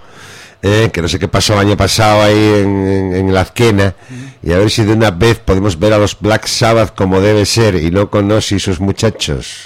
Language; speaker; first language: Spanish; native; Spanish